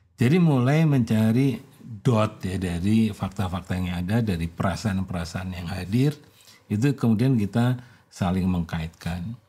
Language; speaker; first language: Indonesian; native; Indonesian